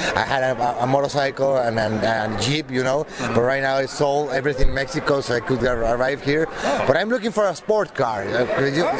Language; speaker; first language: English; non-native, fluent; Spanish